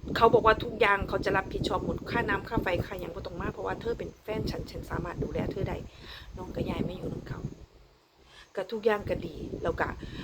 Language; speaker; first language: Thai; native; Thai